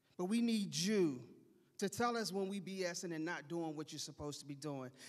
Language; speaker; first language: English; native; English